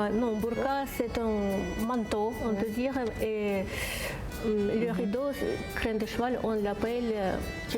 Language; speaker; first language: French; non-native, fluent; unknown